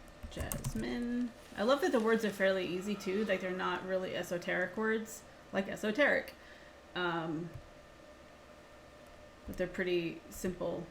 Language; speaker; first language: English; native; English